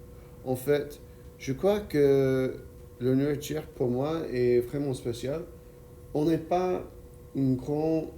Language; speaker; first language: French; non-native, learner; English